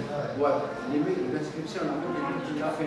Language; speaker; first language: French; non-native, learner; Italian